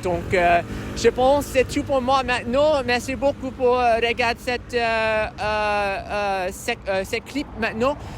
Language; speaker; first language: French; non-native, learner; English